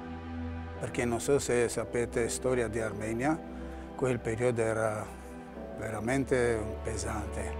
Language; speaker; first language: Italian; non-native, learner; Armenian